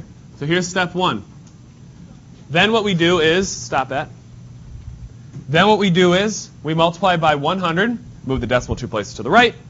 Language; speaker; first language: English; native; English